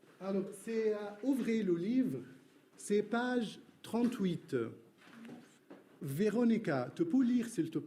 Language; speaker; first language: French; non-native, fluent; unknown